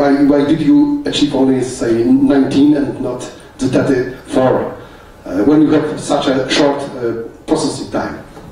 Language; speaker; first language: English; non-native, fluent; Polish